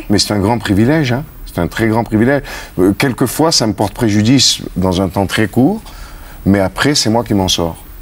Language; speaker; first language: French; native; French